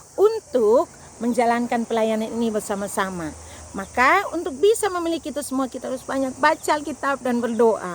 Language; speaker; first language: Indonesian; native; Indonesian